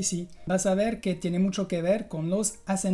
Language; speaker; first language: Spanish; non-native, fluent; French